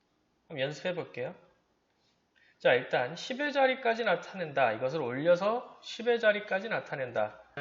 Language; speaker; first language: Korean; native; Korean